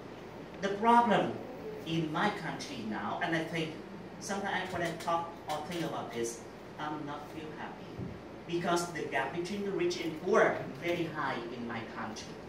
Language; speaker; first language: English; non-native, learner; Vietnamese